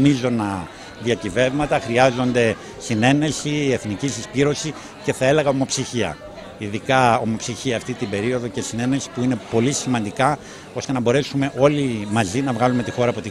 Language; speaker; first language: Greek; native; Greek